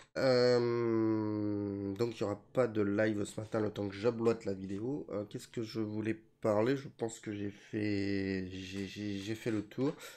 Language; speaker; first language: French; native; French